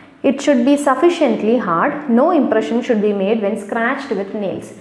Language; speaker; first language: English; non-native, local second language; Malayalam